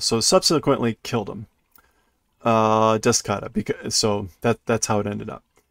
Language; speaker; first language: English; native; English